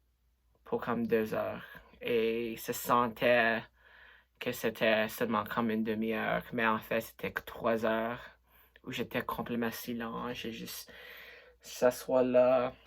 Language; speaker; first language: French; non-native, local second language; English